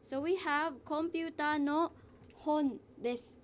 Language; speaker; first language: Japanese; non-native, fluent; English